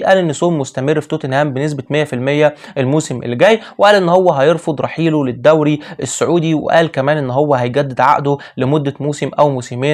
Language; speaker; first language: Arabic; native; Arabic